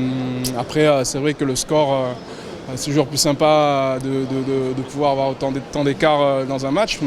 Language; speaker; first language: French; native; French